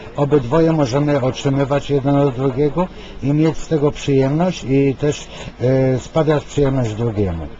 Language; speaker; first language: Polish; non-native, fluent; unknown